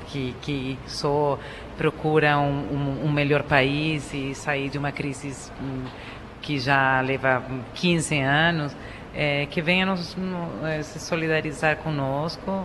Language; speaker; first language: Portuguese; non-native, fluent; Spanish